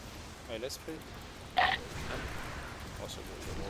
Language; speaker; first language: French; native; French